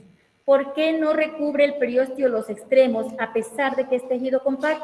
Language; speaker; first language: Spanish; native; Spanish